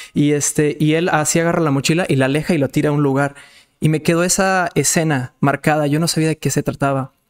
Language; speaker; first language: Spanish; non-native, fluent; Serbian